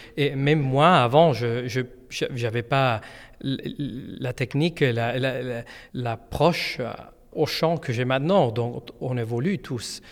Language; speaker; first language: French; non-native, fluent; Spanish